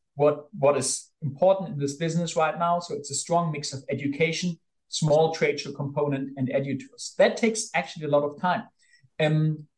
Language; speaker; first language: English; non-native, fluent; German